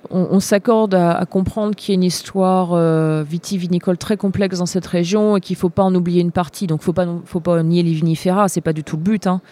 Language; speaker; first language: French; native; French